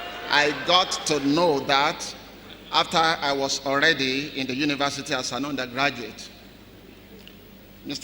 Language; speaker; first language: English; non-native, local second language; Yoruba